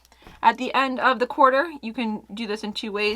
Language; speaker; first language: English; native; English